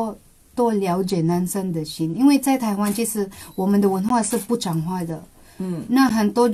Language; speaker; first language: Chinese; non-native, local second language; Cebuano